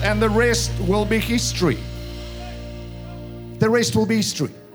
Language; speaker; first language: English; non-native, local second language; Afrikaans